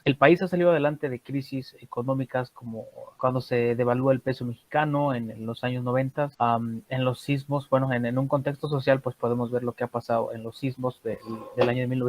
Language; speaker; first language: Spanish; native; Spanish